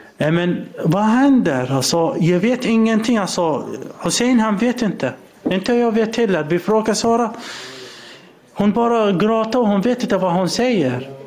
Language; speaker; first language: Swedish; non-native, learner; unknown